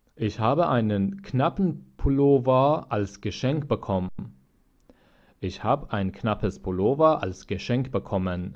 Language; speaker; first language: German; non-native, fluent; Persian